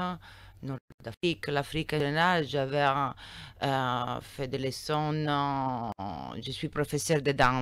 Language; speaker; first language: French; non-native, learner; Italian